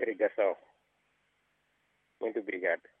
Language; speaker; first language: Portuguese; non-native, local second language; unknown